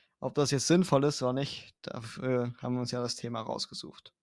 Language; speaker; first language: German; native; German